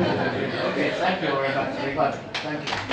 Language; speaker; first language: English; non-native, fluent; Chinese